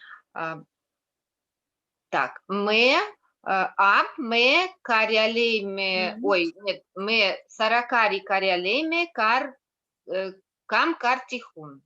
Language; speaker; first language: Hindi; non-native, learner; Russian